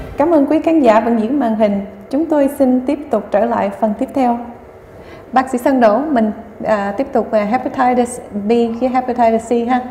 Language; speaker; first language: Vietnamese; early bilingual, heritage; Vietnamese